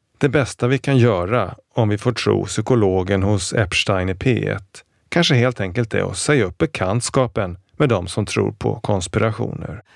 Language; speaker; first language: Swedish; native; Swedish